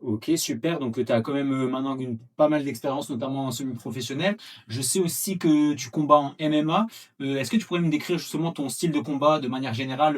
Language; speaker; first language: French; native; French